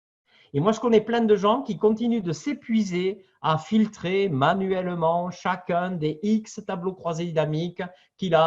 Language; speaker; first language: French; native; French